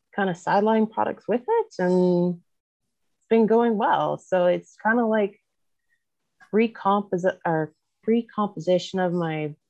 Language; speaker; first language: English; native; English